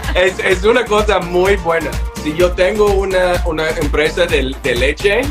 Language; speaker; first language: Spanish; non-native, learner; English